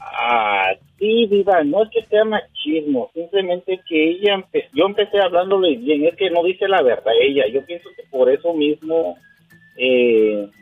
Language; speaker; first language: Spanish; native; Spanish